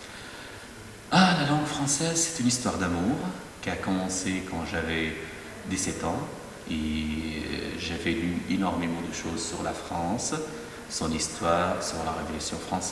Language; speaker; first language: French; non-native, fluent; Arabic